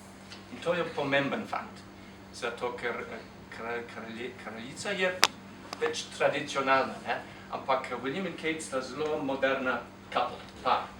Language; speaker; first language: Slovenian; non-native, fluent; English